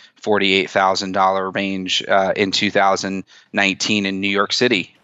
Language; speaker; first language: English; native; English